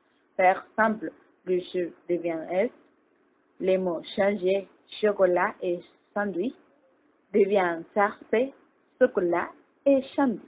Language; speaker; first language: French; non-native, learner; Spanish